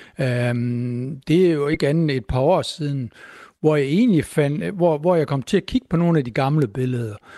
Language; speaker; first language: Danish; native; Danish